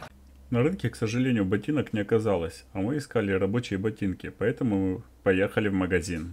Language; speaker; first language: Russian; native; Russian